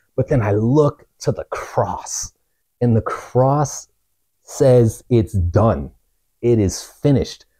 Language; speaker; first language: English; native; English